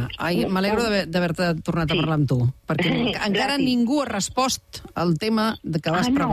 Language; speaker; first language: Catalan; native; Catalan